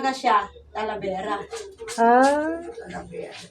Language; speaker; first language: Filipino; native; Filipino